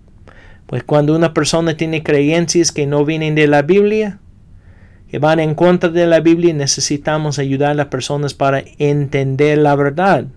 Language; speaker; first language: Spanish; non-native, fluent; English